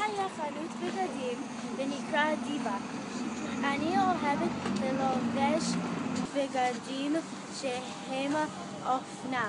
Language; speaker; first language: Hebrew; non-native, learner; English